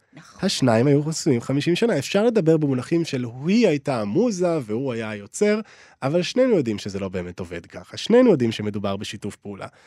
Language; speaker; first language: Hebrew; native; Hebrew